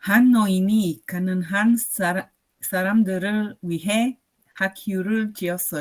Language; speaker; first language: Korean; non-native, learner; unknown